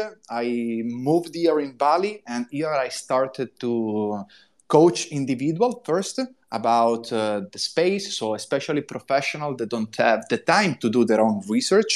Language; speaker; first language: English; non-native, fluent; Italian